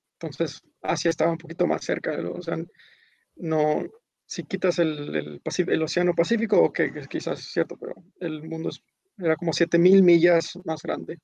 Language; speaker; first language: Spanish; early bilingual, heritage; Spanish